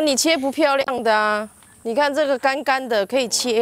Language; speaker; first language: Chinese; native; Chinese